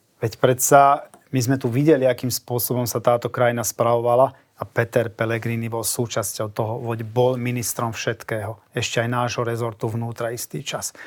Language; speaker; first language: Slovak; non-native, local second language; Hungarian